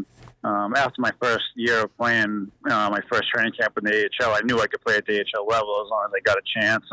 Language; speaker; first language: English; native; English